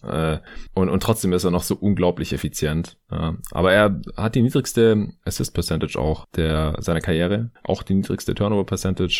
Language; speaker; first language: German; native; German